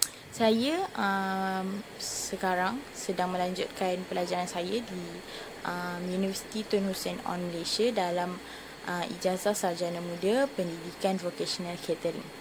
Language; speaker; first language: Malay; native; Malay